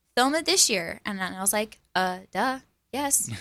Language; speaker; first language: English; native; English